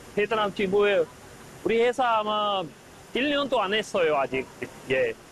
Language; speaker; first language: Korean; non-native, learner; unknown